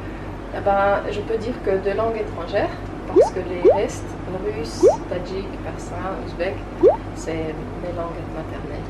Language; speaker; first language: French; non-native, fluent; Tajik